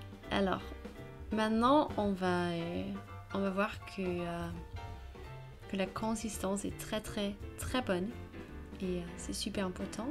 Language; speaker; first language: French; non-native, fluent; Danish